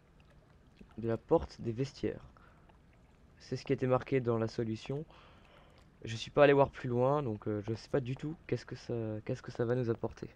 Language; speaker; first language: French; native; French